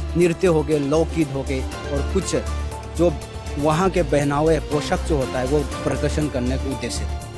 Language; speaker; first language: Hindi; non-native, local second language; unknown